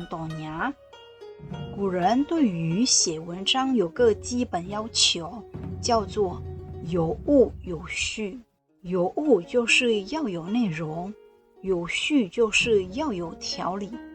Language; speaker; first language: Chinese; non-native, fluent; Indonesian